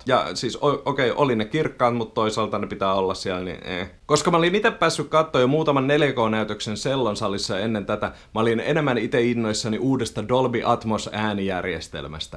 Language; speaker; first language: Finnish; native; Finnish